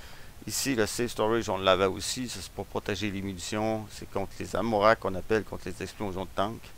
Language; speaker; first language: French; native; French